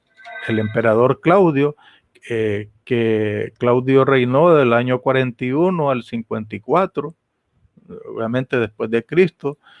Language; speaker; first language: Spanish; native; Spanish